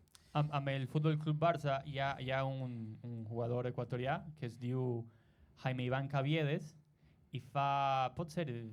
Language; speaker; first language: Catalan; non-native, learner; Spanish